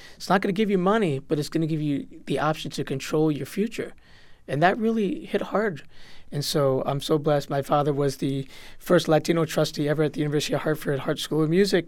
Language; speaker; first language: English; native; English